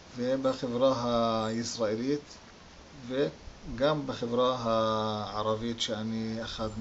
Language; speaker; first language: Hebrew; non-native, local second language; Arabic